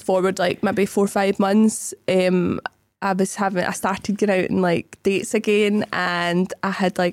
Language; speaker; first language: English; native; English